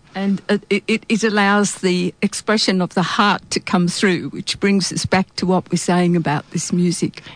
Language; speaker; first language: English; native; English